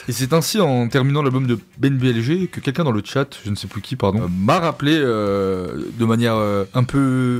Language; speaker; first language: French; native; French